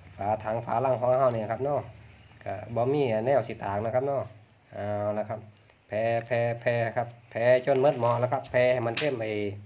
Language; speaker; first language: Thai; native; Thai